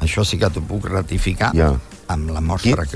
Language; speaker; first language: Catalan; native; Catalan